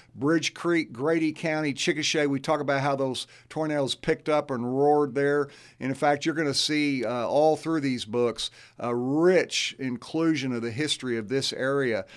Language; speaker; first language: English; native; English